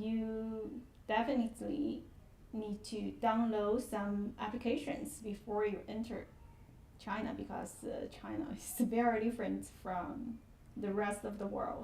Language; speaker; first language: English; non-native, fluent; Chinese